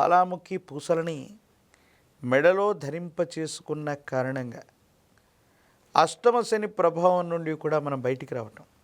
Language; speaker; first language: Telugu; native; Telugu